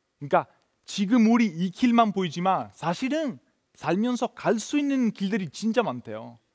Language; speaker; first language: Korean; non-native, fluent; Italian